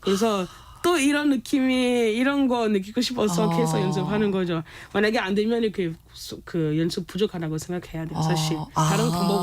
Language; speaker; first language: Korean; non-native, fluent; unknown